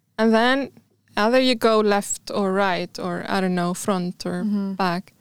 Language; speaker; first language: English; non-native, fluent; Arabic